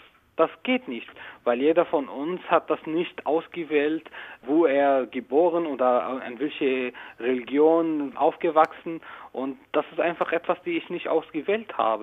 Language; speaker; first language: German; non-native, learner; Arabic